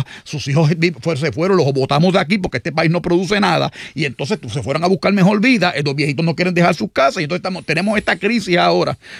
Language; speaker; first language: Spanish; native; Spanish